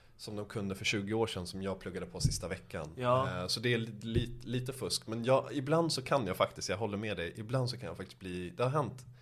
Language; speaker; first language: Swedish; early bilingual, other home language; Persian